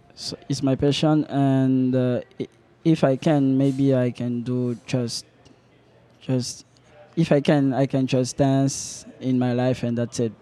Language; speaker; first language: English; non-native, learner; French